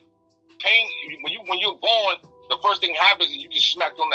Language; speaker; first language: English; native; English